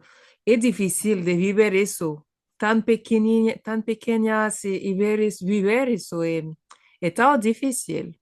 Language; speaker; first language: Portuguese; non-native, fluent; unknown